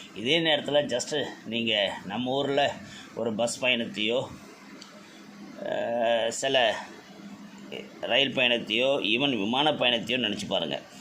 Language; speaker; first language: Tamil; native; Tamil